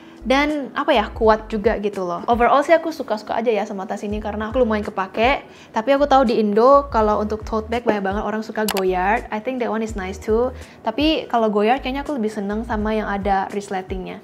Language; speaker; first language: Indonesian; native; Indonesian